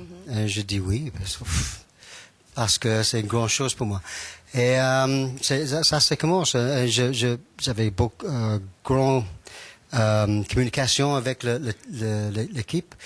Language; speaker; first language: French; non-native, learner; English